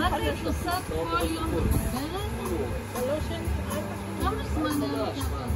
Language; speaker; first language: Hebrew; native; Hebrew